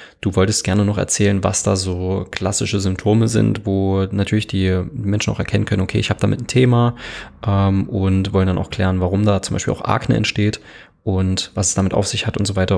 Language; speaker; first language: German; native; German